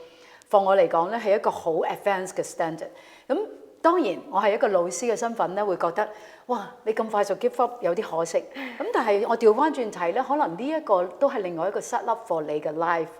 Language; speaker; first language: Cantonese; native; Cantonese